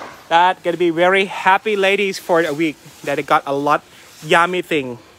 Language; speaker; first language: English; non-native, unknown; Thai